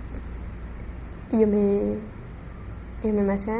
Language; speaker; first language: Japanese; non-native, learner; Spanish